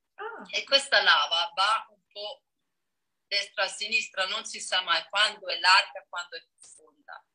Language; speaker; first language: Italian; non-native, fluent; Danish